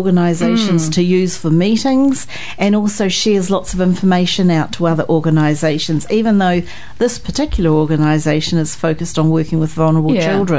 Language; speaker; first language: English; native; English